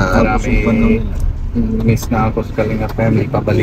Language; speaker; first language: Filipino; non-native, learner; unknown